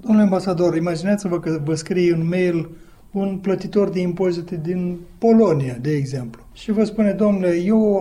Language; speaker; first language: Romanian; native; Romanian